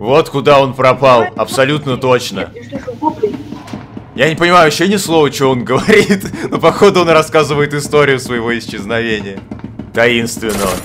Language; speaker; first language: Russian; native; Russian